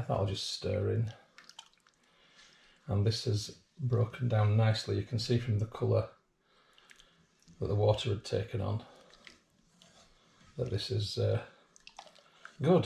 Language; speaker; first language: English; native; English